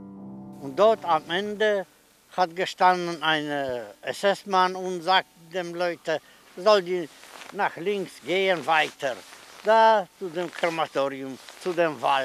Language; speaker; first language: German; non-native, learner; Polish